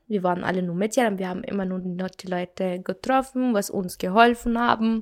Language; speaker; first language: German; non-native, learner; Arabic